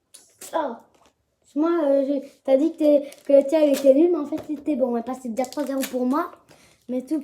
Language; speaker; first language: French; native; French